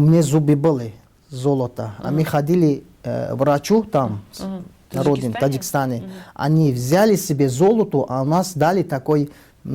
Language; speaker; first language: Russian; non-native, learner; Tajik